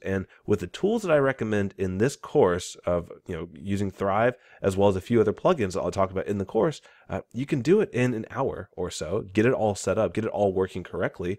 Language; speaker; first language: English; native; English